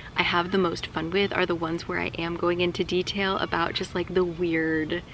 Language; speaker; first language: English; native; English